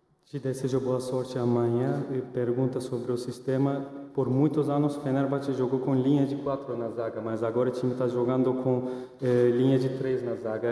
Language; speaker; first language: Portuguese; non-native, fluent; Turkish